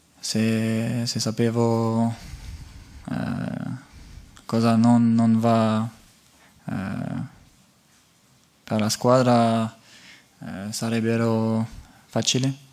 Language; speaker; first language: Italian; non-native, fluent; French